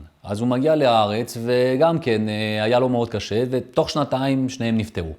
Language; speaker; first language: Hebrew; early bilingual, other home language; French